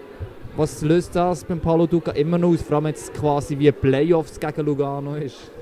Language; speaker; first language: German; native; German